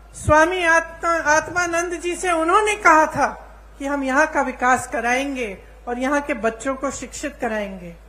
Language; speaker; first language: Hindi; native; Hindi